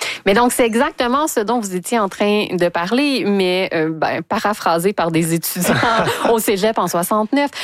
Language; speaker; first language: French; native; French